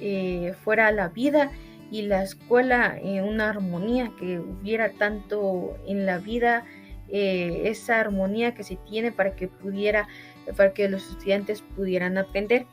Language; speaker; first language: Spanish; native; Spanish